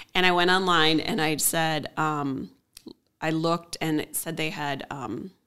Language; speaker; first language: English; native; English